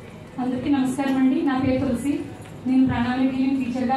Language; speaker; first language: Telugu; native; Telugu